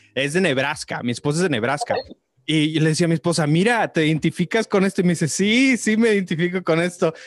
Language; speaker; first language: Spanish; native; Spanish